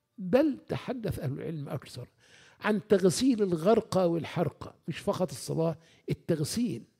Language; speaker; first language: Arabic; native; Arabic